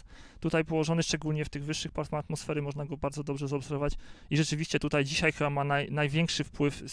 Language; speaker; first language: Polish; native; Polish